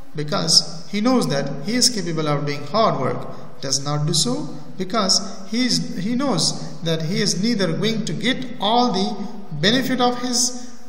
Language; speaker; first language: English; non-native, fluent; Persian